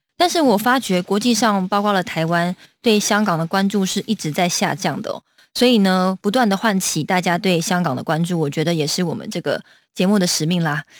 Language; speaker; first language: Chinese; native; Chinese